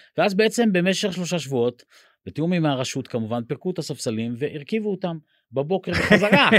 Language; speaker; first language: Hebrew; native; Hebrew